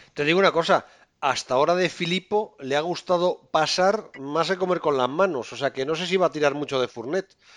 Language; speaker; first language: Spanish; native; Spanish